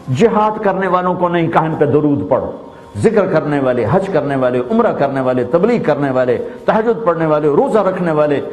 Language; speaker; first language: Urdu; non-native, local second language; Punjabi